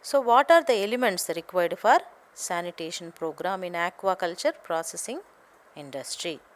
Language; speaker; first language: English; non-native, local second language; Telugu